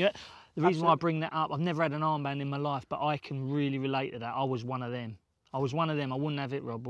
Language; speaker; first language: English; native; English